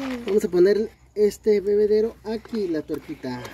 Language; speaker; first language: Spanish; native; Spanish